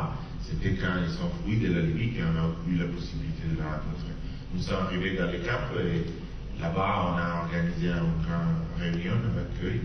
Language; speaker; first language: French; non-native, fluent; Italian